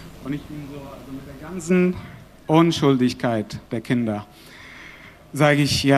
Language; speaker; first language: German; non-native, fluent; Arabic